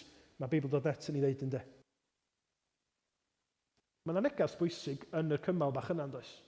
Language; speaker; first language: Welsh; native; Welsh